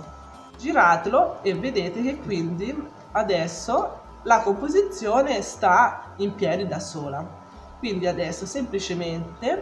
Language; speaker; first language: Italian; native; Italian